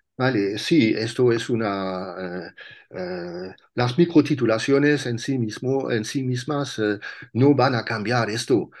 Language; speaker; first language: Spanish; non-native, fluent; French